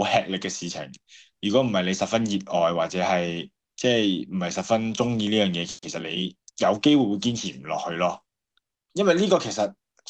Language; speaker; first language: Cantonese; native; Cantonese